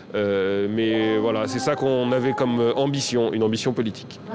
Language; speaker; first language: French; native; French